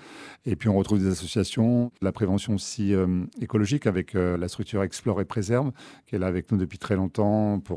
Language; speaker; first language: French; native; French